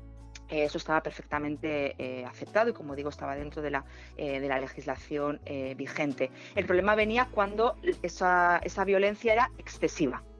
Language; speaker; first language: Spanish; native; Spanish